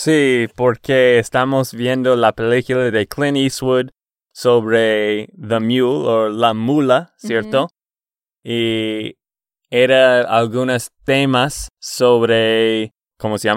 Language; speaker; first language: Spanish; non-native, learner; English